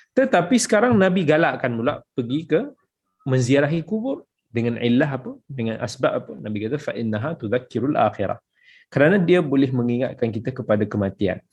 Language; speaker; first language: Malay; native; Malay